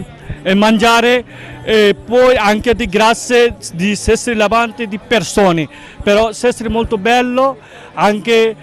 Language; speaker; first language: Italian; non-native, learner; Bangla